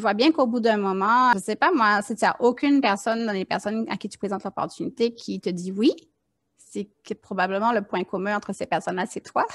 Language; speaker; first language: French; native; French